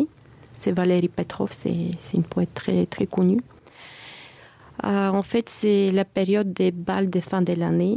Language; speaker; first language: French; non-native, fluent; Bulgarian